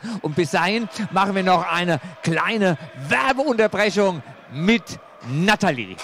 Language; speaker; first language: German; native; German